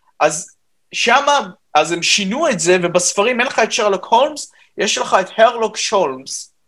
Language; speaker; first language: Hebrew; native; Hebrew